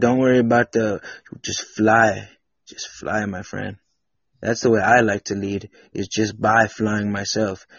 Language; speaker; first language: English; native; English